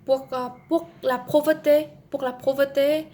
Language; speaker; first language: French; non-native, learner; Vietnamese